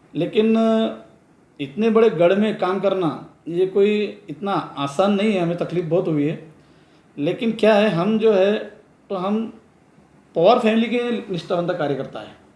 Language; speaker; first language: Hindi; non-native, local second language; Urdu